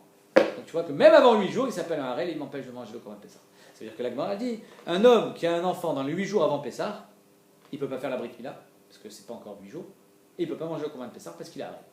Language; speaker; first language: French; native; French